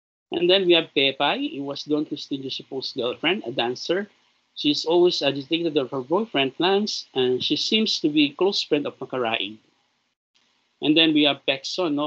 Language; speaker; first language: English; non-native, local second language; Filipino